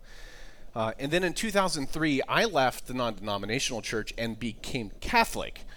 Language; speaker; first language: English; native; English